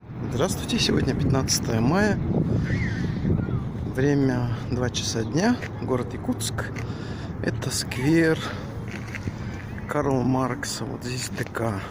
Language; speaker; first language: Russian; native; Russian